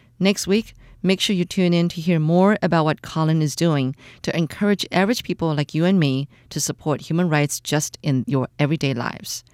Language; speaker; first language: English; non-native, fluent; Chinese